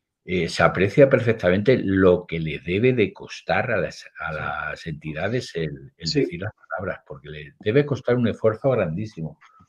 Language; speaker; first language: Spanish; native; Spanish